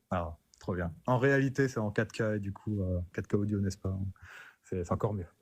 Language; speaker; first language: French; native; French